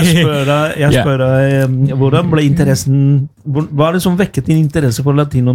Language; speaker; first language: Norwegian; non-native, fluent; Spanish